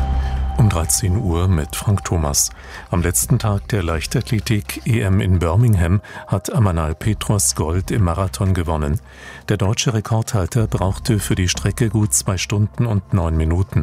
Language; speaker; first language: German; native; German